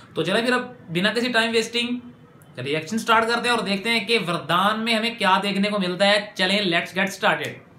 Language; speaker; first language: Urdu; non-native, local second language; Punjabi